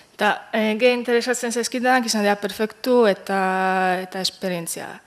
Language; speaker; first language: Basque; non-native, fluent; Polish